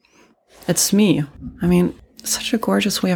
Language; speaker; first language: English; non-native, fluent; Swedish